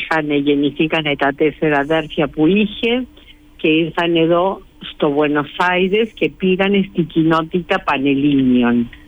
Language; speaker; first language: Greek; early bilingual, heritage; Greek